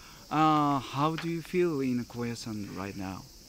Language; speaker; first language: English; non-native, learner; Japanese